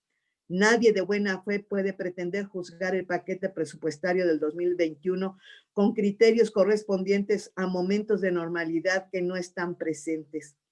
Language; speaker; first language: Spanish; native; Spanish